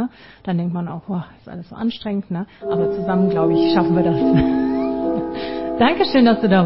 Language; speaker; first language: German; native; German